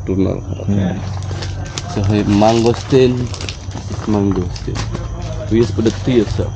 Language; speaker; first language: English; non-native, learner; Balinese